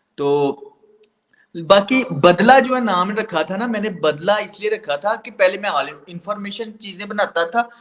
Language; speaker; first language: Urdu; non-native, local second language; Punjabi